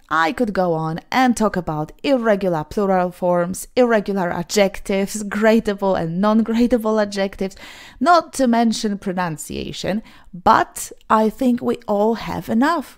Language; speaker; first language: English; non-native, fluent; Polish